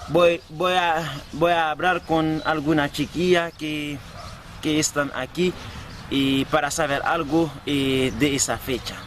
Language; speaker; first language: Spanish; non-native, learner; Haitian Creole